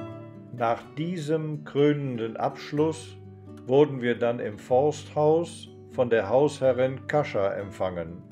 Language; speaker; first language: German; native; German